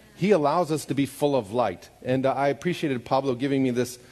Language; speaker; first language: English; native; English